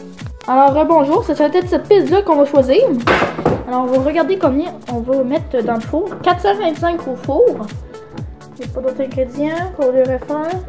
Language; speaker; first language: French; native; French